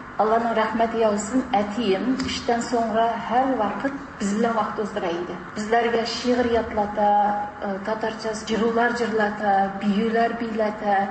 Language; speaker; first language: Tatar; early bilingual, heritage; Tatar